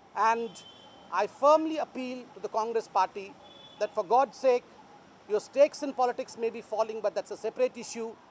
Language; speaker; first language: English; non-native, local second language; Hindi